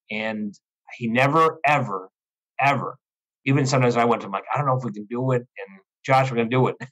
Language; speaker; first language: English; native; English